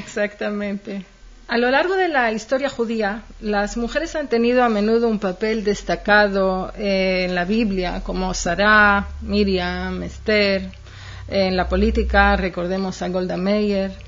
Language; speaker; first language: Spanish; native; Spanish